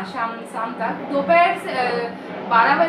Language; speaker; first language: Hindi; non-native, local second language; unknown